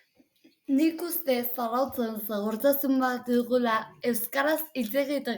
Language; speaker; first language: Basque; native; Basque